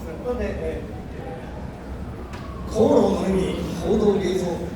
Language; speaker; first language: Cantonese; non-native, learner; Japanese